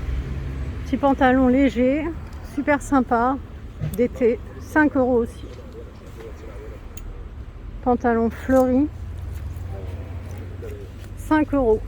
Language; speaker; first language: French; native; French